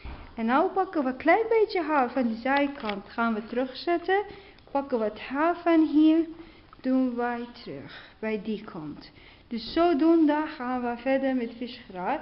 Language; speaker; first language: Dutch; non-native, learner; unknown